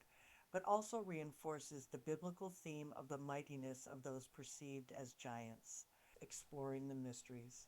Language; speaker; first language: English; native; English